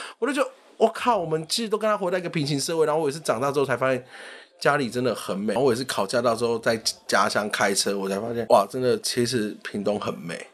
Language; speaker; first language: Chinese; native; Chinese